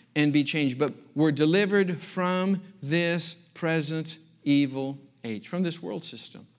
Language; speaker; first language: English; native; English